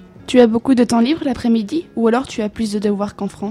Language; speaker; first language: French; native; French